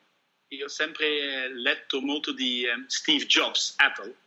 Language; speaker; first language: Italian; non-native, learner; Dutch